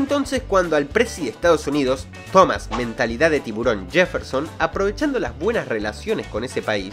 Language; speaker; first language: Spanish; native; Spanish